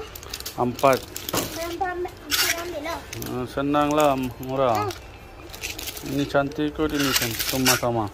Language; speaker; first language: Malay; non-native, learner; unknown